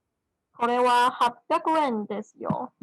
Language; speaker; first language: Japanese; non-native, learner; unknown